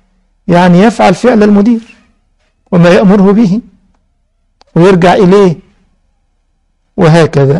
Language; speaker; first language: Arabic; native; Arabic